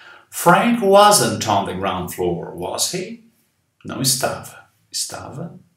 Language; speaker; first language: English; non-native, fluent; Portuguese